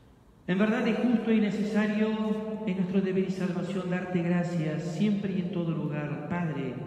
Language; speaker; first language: Spanish; native; Spanish